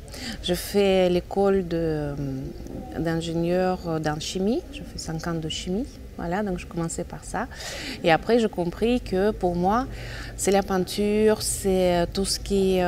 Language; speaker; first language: French; non-native, fluent; Russian